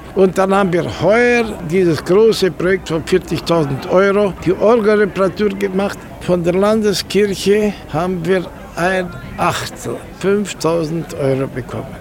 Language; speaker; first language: German; native; German